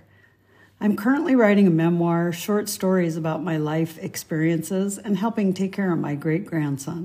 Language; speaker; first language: English; native; English